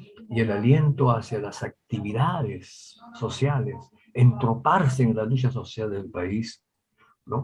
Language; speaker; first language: Spanish; native; Spanish